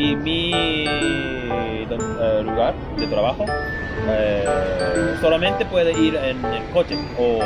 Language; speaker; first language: Spanish; non-native, learner; Japanese